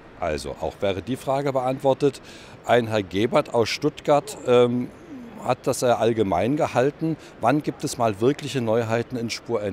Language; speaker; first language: German; native; German